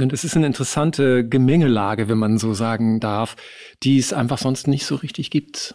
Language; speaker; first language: German; native; German